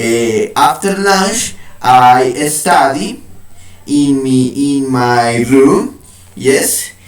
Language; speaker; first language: English; non-native, learner; Spanish